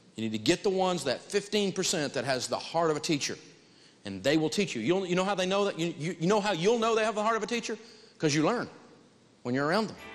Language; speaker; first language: English; native; English